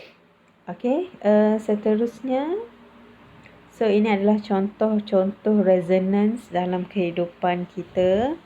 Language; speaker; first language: Malay; native; Malay